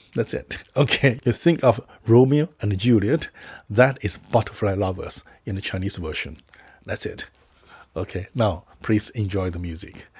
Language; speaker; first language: English; non-native, fluent; Chinese